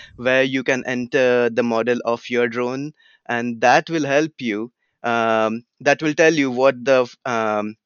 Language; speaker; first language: English; non-native, local second language; Marathi